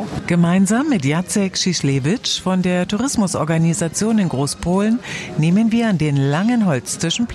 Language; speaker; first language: German; native; German